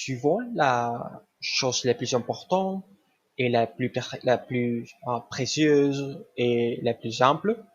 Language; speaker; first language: French; non-native, learner; Spanish